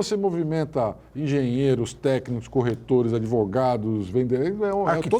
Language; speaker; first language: Portuguese; native; Portuguese